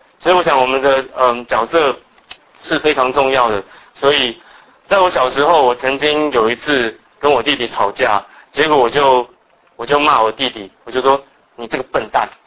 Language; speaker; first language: Chinese; early bilingual, other home language; Cantonese